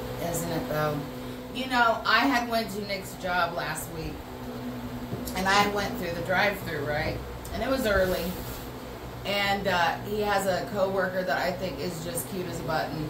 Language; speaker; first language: English; native; English